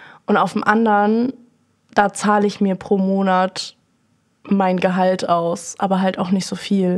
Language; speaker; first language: German; native; German